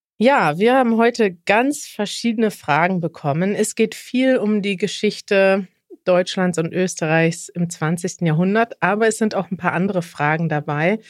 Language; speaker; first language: German; native; German